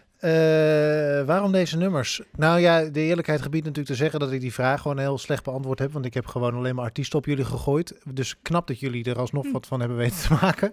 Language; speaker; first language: Dutch; native; Dutch